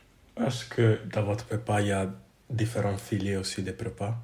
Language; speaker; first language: French; non-native, fluent; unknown